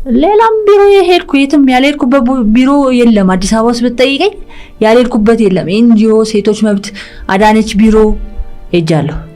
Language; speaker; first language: Amharic; early bilingual, other home language; English